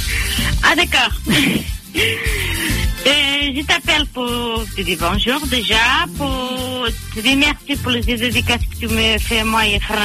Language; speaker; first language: French; non-native, local second language; Portuguese